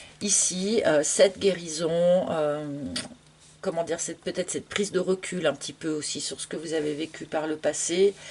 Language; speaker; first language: French; native; French